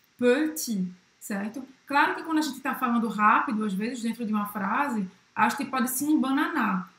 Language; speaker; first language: Portuguese; native; Portuguese